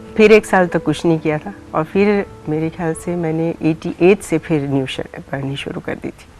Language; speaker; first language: Hindi; native; Hindi